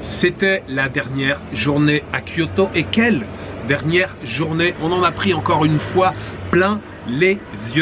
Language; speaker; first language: French; native; French